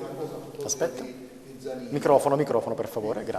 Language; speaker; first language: Italian; native; Italian